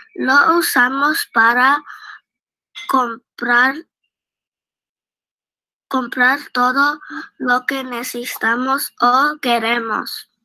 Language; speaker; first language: Spanish; early bilingual, heritage; Spanish